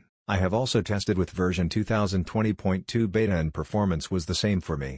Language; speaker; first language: English; native; English